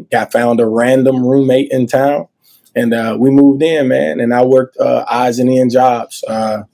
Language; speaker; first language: English; native; English